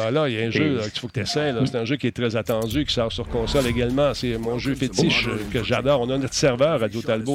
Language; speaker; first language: French; native; French